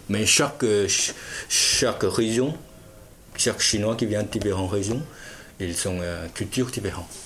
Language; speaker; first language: French; non-native, fluent; Chinese